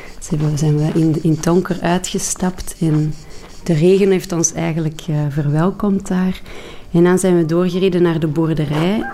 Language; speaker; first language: Dutch; native; Dutch